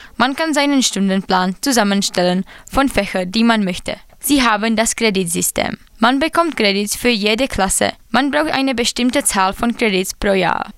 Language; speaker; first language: German; non-native, learner; Czech